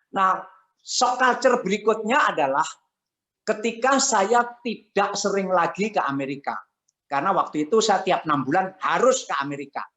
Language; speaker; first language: Indonesian; non-native, local second language; Javanese